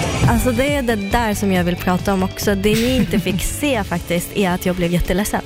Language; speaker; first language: Swedish; non-native, fluent; Russian